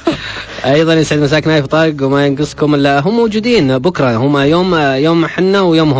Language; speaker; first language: Arabic; native; Arabic